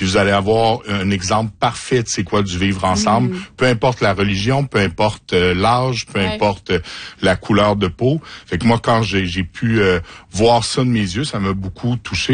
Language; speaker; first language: French; native; French